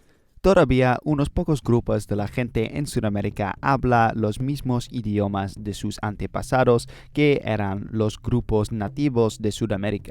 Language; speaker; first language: Spanish; non-native, learner; English